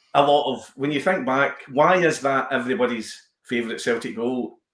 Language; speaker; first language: English; native; English